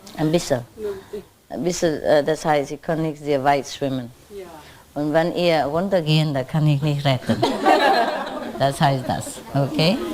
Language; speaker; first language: German; non-native, learner; Vietnamese